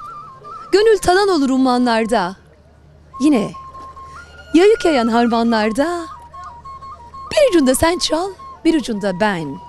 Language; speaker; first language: Turkish; native; Turkish